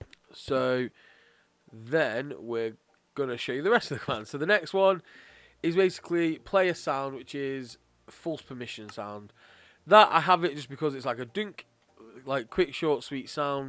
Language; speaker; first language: English; native; English